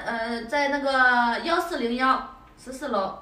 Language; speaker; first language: Chinese; native; Chinese